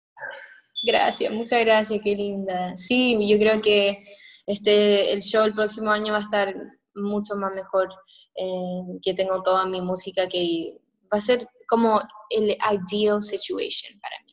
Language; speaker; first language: Spanish; early bilingual, heritage; Spanish